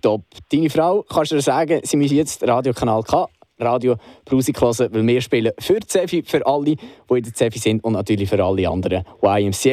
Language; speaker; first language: German; native; German